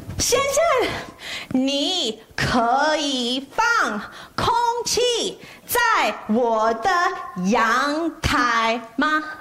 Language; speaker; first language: Chinese; non-native, fluent; English